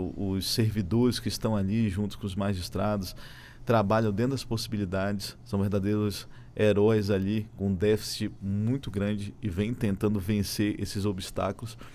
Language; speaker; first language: Portuguese; native; Portuguese